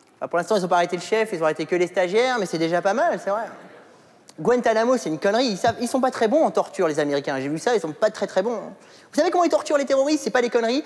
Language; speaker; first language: French; early bilingual, other home language; Arabic